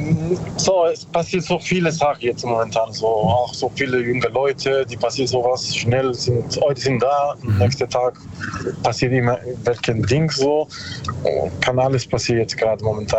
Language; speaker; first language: German; non-native, learner; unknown